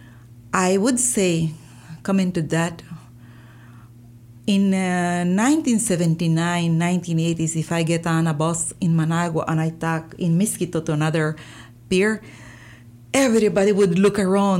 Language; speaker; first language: English; non-native, fluent; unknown